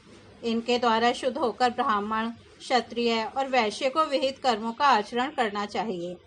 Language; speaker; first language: Hindi; native; Hindi